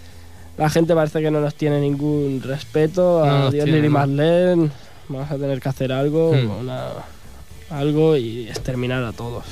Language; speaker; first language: Spanish; native; Spanish